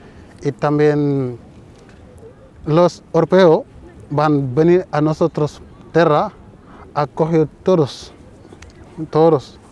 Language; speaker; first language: Spanish; non-native, fluent; Wolof